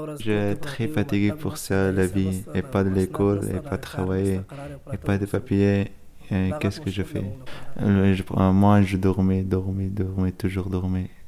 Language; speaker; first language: French; non-native, learner; Persian